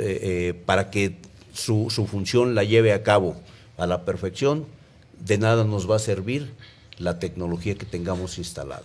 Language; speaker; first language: Spanish; native; Spanish